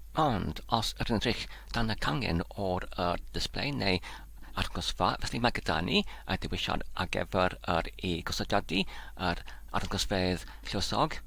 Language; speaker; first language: Welsh; non-native, local second language; English